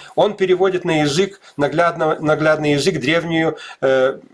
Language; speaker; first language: Russian; non-native, local second language; Lithuanian